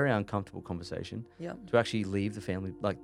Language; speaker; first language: English; native; English